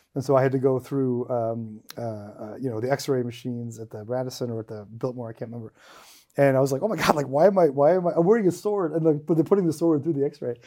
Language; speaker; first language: English; native; English